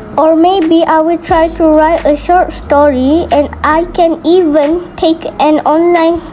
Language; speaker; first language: English; non-native, local second language; Malay